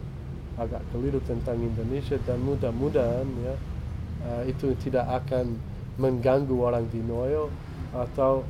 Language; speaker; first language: Indonesian; non-native, fluent; English